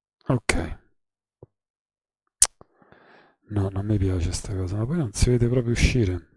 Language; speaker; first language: Italian; native; Italian